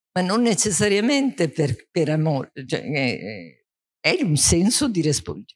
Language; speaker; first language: Italian; native; Italian